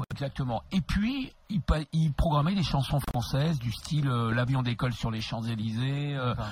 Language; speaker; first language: French; native; French